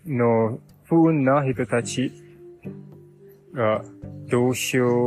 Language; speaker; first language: Japanese; non-native, learner; English